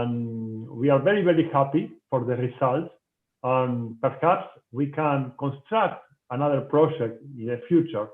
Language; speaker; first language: English; non-native, fluent; Spanish